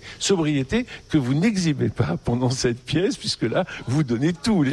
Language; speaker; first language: French; native; French